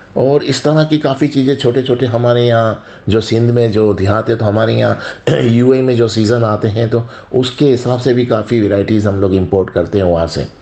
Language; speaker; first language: Urdu; non-native, local second language; Sindhi